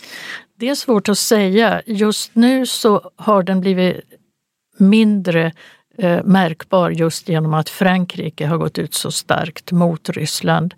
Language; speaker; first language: Swedish; native; Swedish